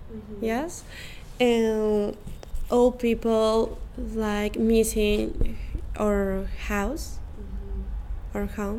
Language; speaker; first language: English; non-native, learner; Spanish